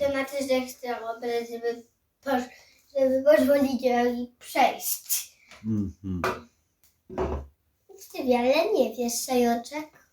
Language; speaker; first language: Polish; early bilingual, heritage; Samoan